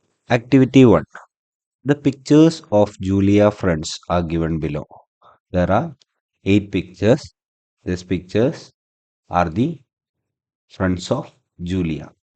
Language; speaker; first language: English; non-native, local second language; Malayalam